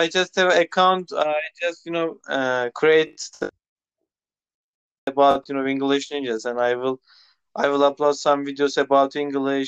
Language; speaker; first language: English; non-native, local second language; Turkish